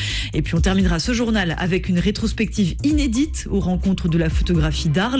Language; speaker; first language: French; native; French